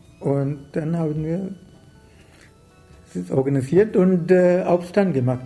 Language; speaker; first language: German; non-native, learner; Sinhala